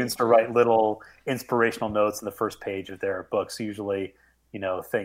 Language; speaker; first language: English; native; English